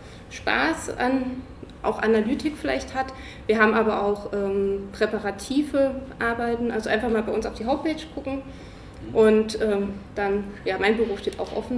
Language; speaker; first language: German; native; German